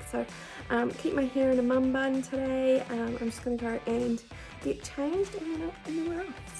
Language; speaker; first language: English; native; English